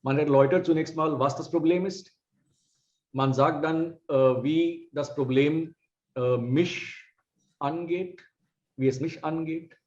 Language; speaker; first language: German; non-native, fluent; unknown